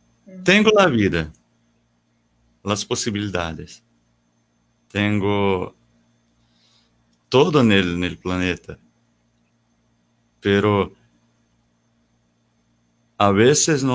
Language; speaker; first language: Spanish; non-native, learner; Portuguese